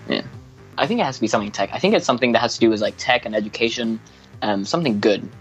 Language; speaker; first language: English; non-native, fluent; French